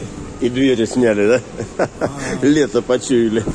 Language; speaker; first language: Russian; native; Russian